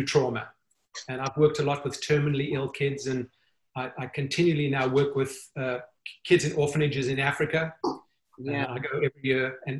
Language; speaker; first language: English; native; English